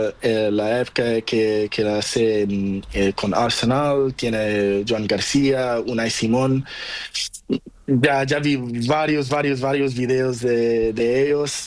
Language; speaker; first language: Spanish; non-native, learner; Portuguese